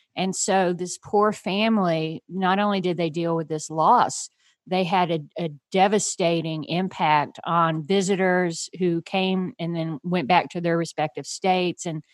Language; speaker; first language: English; native; English